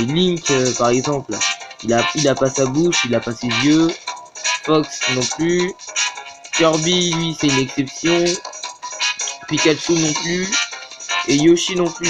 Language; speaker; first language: French; native; French